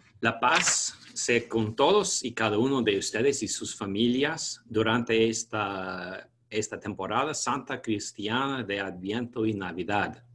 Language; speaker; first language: Spanish; non-native, fluent; English